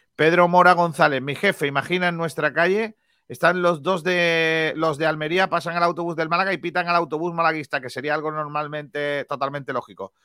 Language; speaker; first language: Spanish; native; Spanish